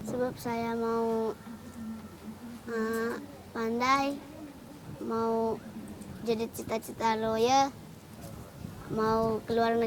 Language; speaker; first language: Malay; early bilingual, other home language; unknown